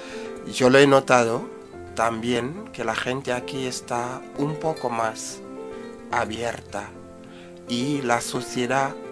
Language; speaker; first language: Spanish; non-native, fluent; Wolof